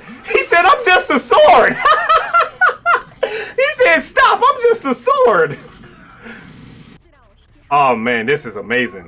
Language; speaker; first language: English; native; English